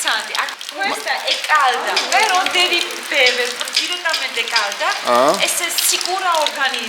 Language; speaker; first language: Italian; non-native, learner; Georgian